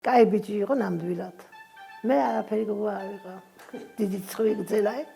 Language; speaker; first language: Georgian; native; Georgian